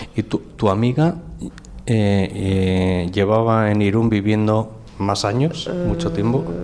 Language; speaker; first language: Spanish; native; Spanish